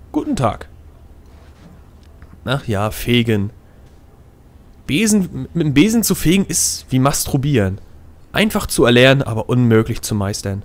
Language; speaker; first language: German; native; German